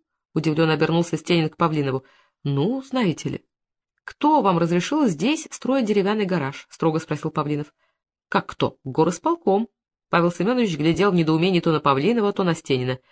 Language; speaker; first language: Russian; native; Russian